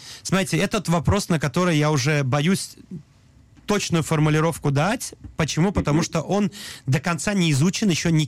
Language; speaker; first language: Russian; native; Russian